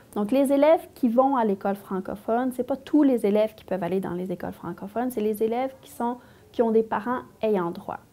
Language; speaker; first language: French; native; French